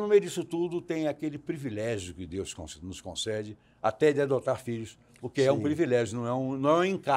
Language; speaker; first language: Portuguese; native; Portuguese